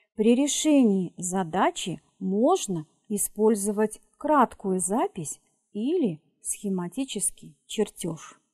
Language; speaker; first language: Russian; native; Russian